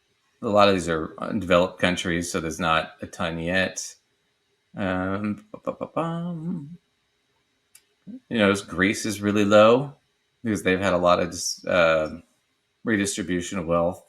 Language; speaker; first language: English; native; English